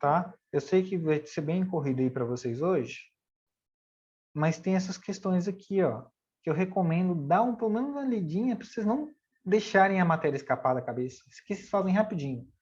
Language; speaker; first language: Portuguese; native; Portuguese